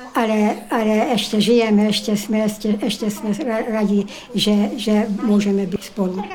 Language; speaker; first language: Slovak; early bilingual, heritage; Slovak